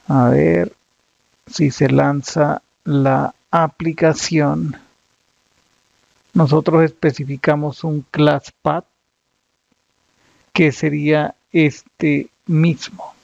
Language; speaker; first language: Spanish; native; Spanish